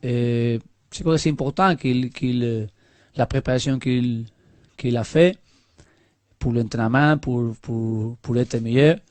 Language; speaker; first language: French; non-native, learner; Spanish